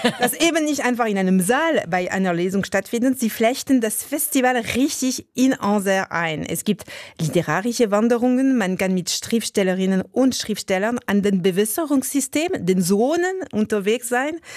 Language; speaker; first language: German; non-native, local second language; French